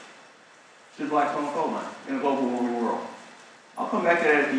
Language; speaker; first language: English; native; English